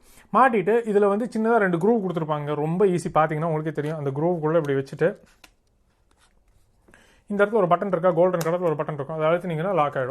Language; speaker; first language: Tamil; native; Tamil